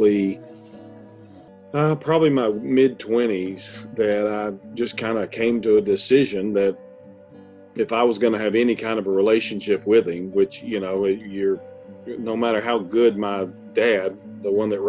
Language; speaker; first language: English; native; English